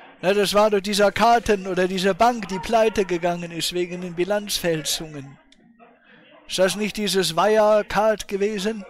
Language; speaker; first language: German; native; German